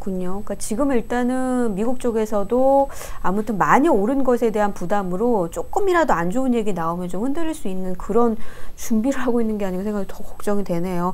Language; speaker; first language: Korean; native; Korean